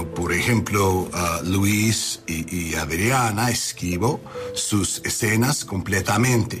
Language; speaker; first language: Spanish; non-native, learner; English